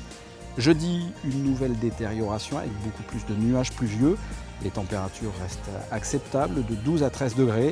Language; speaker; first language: French; native; French